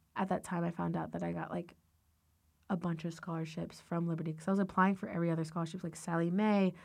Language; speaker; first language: English; native; English